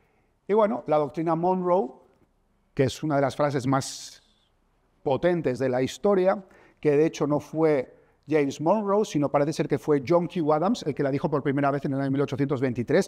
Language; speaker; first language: Spanish; native; Spanish